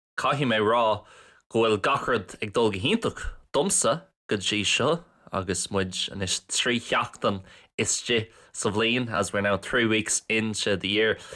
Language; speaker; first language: Irish; non-native, local second language; English